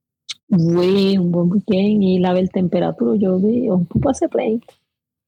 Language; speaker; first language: French; non-native, fluent; Spanish